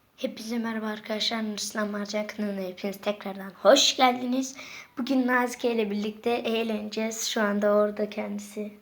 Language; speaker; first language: Turkish; native; Turkish